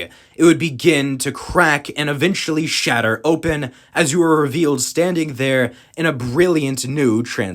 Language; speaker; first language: English; native; English